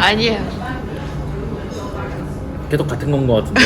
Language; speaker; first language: Korean; native; Korean